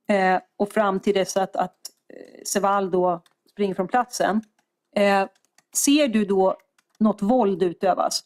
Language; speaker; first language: Swedish; native; Swedish